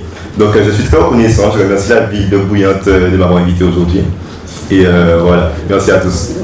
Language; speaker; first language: French; native; French